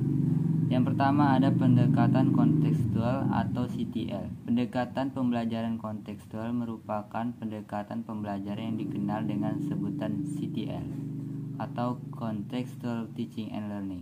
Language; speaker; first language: Indonesian; native; Indonesian